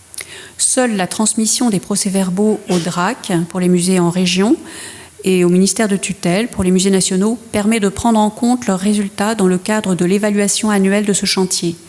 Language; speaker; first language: French; native; French